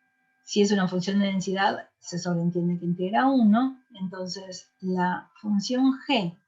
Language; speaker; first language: Spanish; native; Spanish